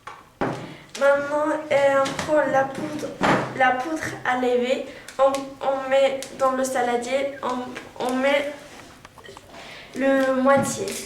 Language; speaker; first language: French; non-native, learner; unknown